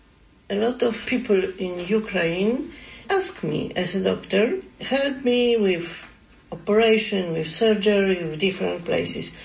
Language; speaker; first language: English; non-native, learner; Polish